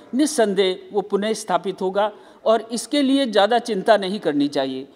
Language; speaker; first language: Hindi; native; Hindi